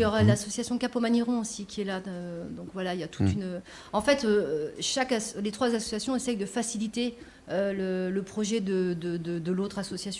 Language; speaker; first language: French; native; French